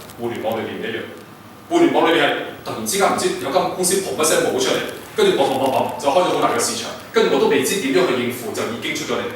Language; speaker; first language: Cantonese; early bilingual, heritage; Cantonese